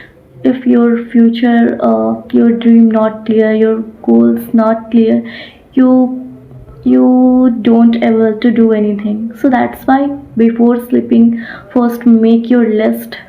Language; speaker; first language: English; non-native, learner; Odia